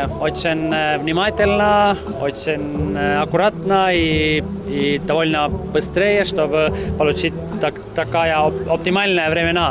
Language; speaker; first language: Russian; non-native, learner; Estonian